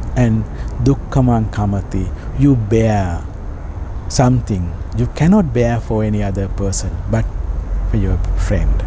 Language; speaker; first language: English; non-native, local second language; Sinhala